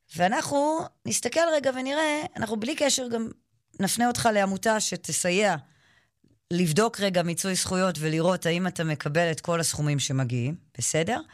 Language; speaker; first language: Hebrew; native; Hebrew